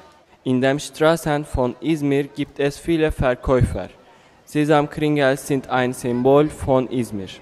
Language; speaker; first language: German; non-native, learner; Turkish